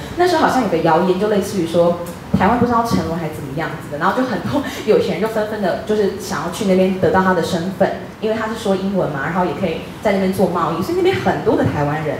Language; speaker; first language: Chinese; native; Chinese